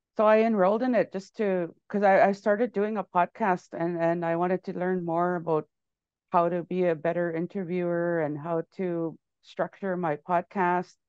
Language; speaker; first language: English; native; English